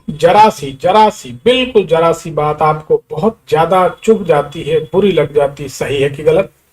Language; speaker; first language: Hindi; native; Hindi